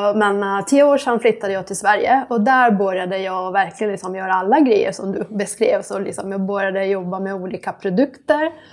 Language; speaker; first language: Swedish; non-native, fluent; Italian